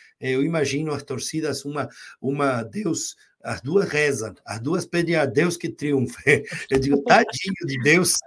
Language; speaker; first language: Portuguese; non-native, fluent; Spanish